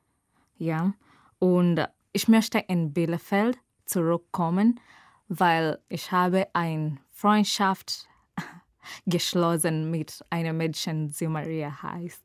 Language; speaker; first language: German; non-native, learner; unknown